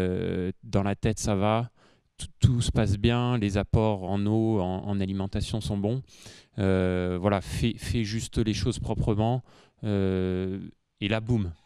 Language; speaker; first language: French; native; French